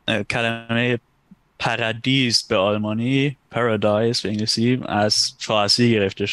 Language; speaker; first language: Persian; non-native, fluent; German